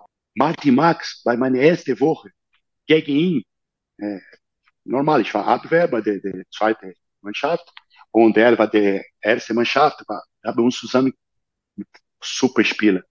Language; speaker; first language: German; non-native, learner; Portuguese